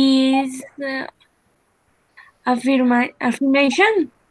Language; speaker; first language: English; non-native, learner; Spanish